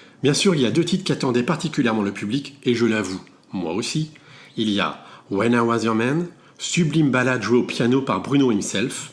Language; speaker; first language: French; native; French